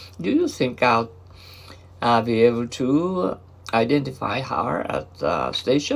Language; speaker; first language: English; non-native, learner; Japanese